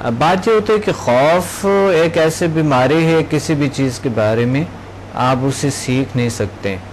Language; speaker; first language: Urdu; non-native, local second language; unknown